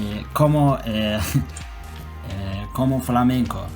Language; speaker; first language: Spanish; non-native, learner; Turkish